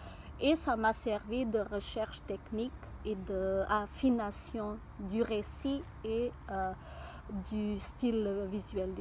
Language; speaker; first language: French; non-native, fluent; Portuguese